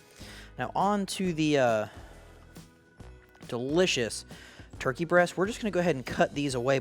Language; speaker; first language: English; native; English